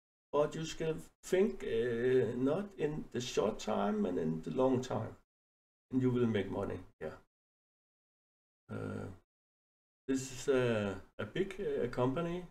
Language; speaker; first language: English; non-native, learner; Danish